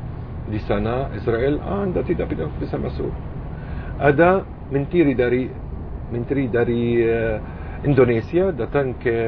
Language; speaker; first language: Indonesian; non-native, fluent; Arabic